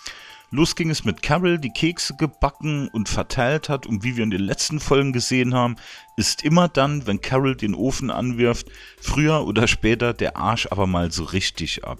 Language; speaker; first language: German; native; German